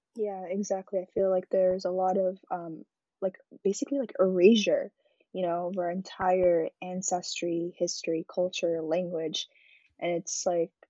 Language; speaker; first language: English; early bilingual, other home language; Arabic